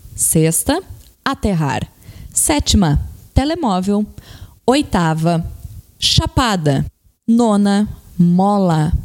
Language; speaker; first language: Portuguese; native; Portuguese